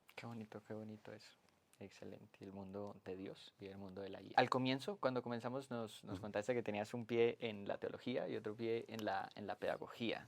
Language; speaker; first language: Spanish; native; Spanish